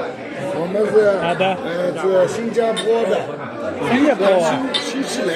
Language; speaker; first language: Chinese; native; Chinese